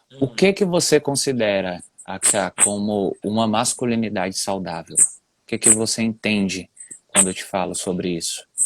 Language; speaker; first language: Portuguese; native; Portuguese